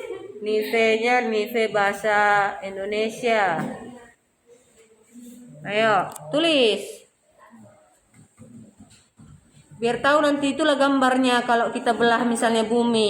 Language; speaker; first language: Indonesian; native; Indonesian